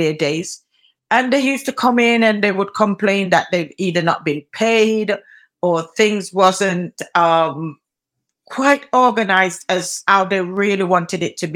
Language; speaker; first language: English; native; English